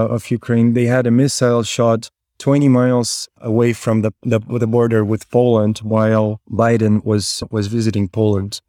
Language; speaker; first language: English; non-native, fluent; Ukrainian